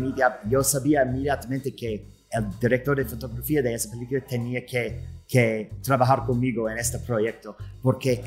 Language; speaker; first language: Spanish; non-native, fluent; English